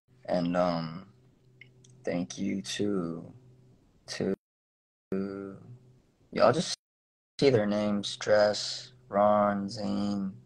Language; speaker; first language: English; early bilingual, other home language; Korean